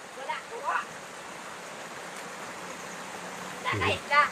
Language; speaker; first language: Cebuano; non-native, local second language; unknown